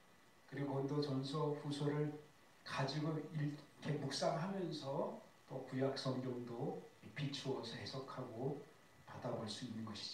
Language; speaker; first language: Korean; native; Korean